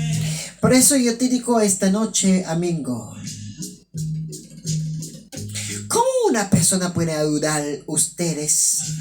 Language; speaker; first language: Spanish; non-native, local second language; Haitian Creole